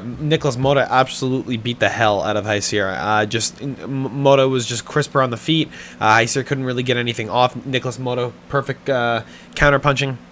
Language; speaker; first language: English; native; English